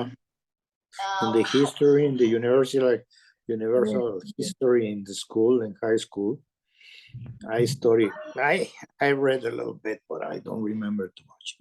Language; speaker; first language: English; non-native, learner; Spanish